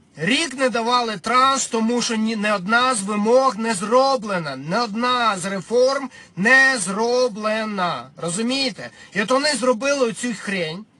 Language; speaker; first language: Ukrainian; non-native, local second language; Russian